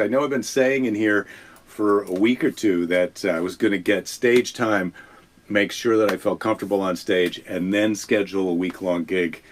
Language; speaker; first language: English; native; English